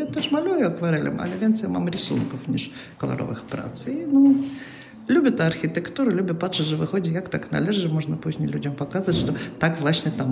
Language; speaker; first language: Polish; non-native, local second language; Russian